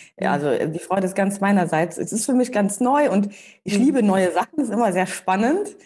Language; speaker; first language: German; early bilingual, other home language; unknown